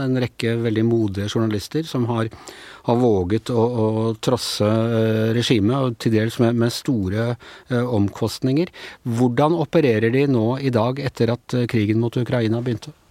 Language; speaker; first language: Norwegian; native; Norwegian